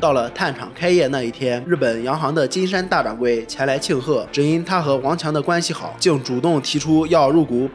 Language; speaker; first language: Chinese; native; Chinese